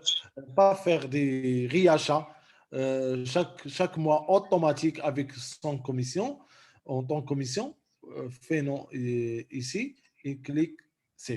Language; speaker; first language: French; non-native, local second language; Arabic